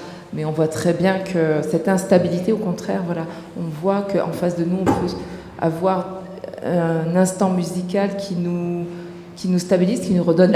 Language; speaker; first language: French; native; French